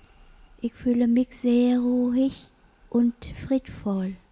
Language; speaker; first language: German; non-native, learner; Vietnamese